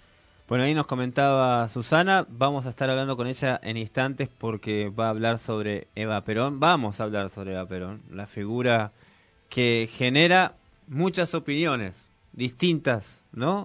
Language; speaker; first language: Spanish; native; Spanish